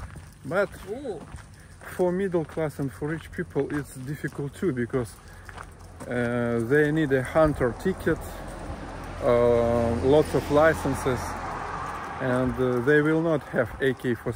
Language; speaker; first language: English; non-native, learner; Russian